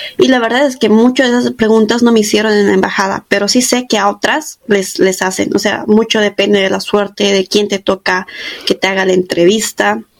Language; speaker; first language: Spanish; native; Spanish